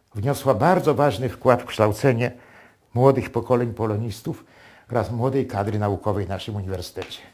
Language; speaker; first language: Polish; native; Polish